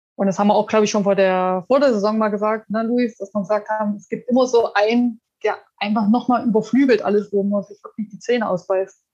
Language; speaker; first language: German; native; German